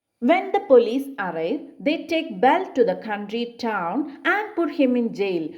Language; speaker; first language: English; non-native, local second language; Malayalam